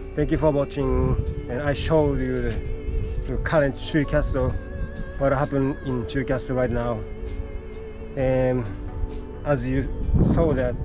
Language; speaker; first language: English; non-native, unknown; Japanese